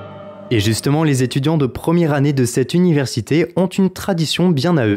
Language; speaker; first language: French; native; French